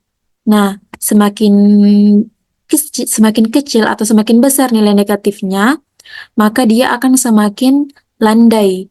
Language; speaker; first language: Indonesian; native; Indonesian